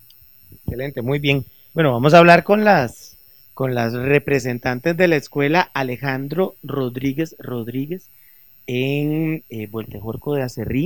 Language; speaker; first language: Spanish; native; Spanish